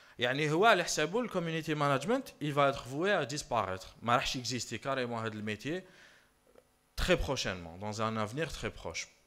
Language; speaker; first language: French; non-native, local second language; Arabic